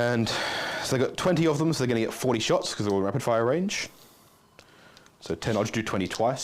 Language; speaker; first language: English; native; English